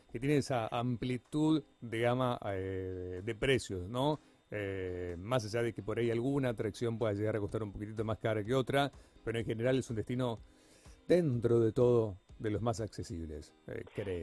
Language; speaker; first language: Spanish; native; Spanish